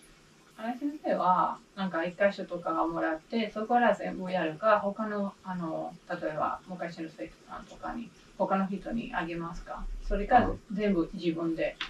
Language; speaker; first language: Japanese; non-native, learner; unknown